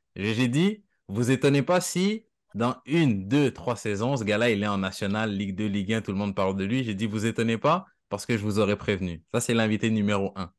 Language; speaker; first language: French; native; French